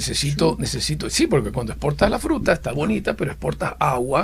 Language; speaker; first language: Spanish; native; Spanish